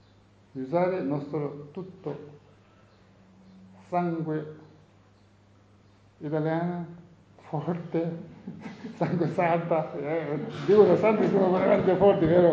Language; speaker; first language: Italian; non-native, learner; Tibetan